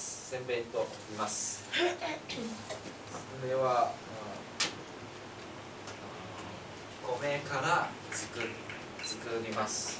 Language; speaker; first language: Japanese; non-native, learner; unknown